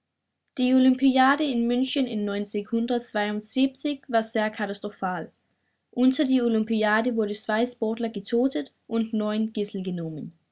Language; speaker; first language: German; non-native, learner; Danish